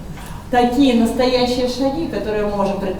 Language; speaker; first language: Russian; native; Russian